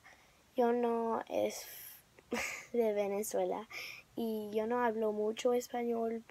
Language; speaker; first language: Spanish; early bilingual, heritage; English